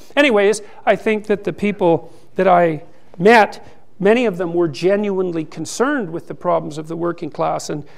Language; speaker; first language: English; native; English